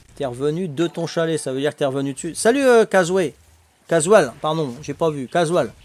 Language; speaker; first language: French; native; French